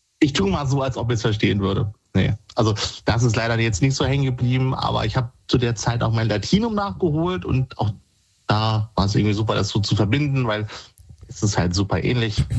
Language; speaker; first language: German; native; German